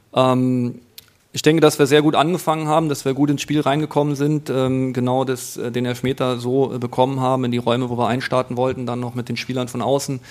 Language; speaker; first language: German; native; German